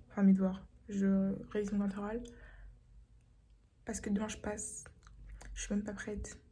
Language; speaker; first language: French; native; French